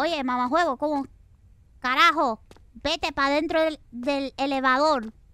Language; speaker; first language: Spanish; early bilingual, other home language; English